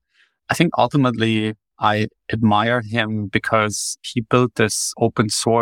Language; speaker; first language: English; non-native, fluent; German